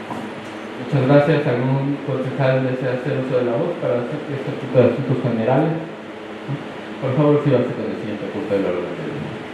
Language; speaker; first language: Spanish; native; Spanish